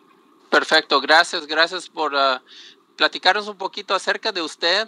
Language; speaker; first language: Spanish; early bilingual, heritage; Spanish